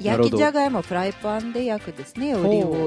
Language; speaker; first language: Japanese; non-native, fluent; Russian